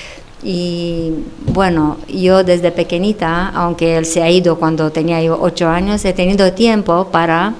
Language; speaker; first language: Spanish; non-native, fluent; Romanian